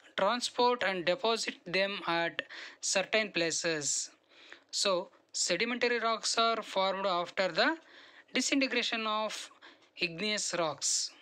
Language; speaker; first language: English; non-native, local second language; Kannada